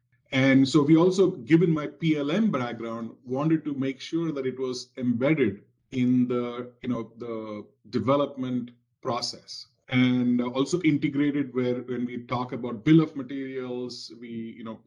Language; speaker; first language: English; non-native, local second language; Marathi